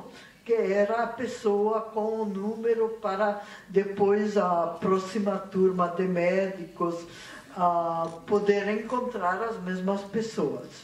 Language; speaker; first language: Portuguese; non-native, fluent; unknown